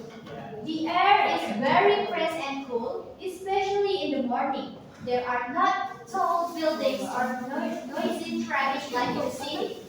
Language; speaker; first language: English; non-native, learner; Indonesian